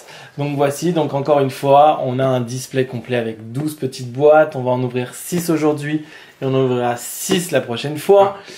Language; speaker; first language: French; native; French